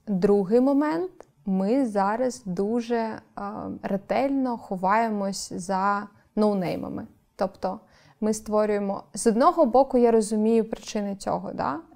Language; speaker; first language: Ukrainian; non-native, local second language; Crimean Tatar